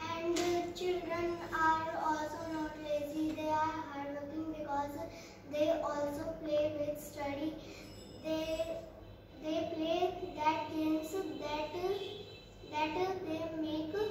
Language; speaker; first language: English; non-native, learner; Hindi